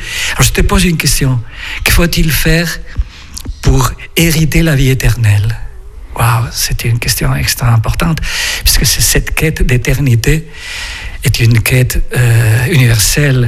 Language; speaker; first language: French; non-native, fluent; Spanish